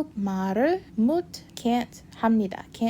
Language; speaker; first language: Korean; non-native, fluent; English